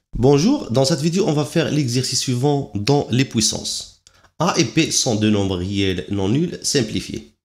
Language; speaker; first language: French; non-native, local second language; Arabic